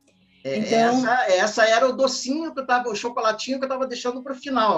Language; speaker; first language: Portuguese; native; Portuguese